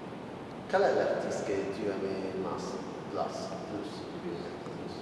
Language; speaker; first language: French; non-native, learner; Italian